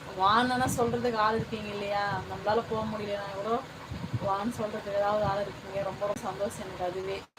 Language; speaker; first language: Tamil; non-native, local second language; Telugu